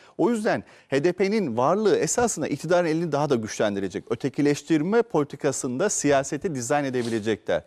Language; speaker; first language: Turkish; native; Turkish